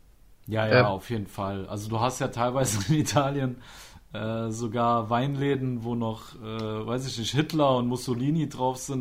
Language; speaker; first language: German; native; German